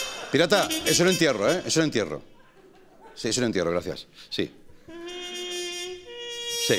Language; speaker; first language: Spanish; native; Spanish